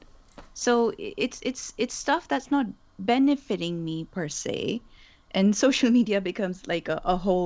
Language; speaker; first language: English; non-native, local second language; Urdu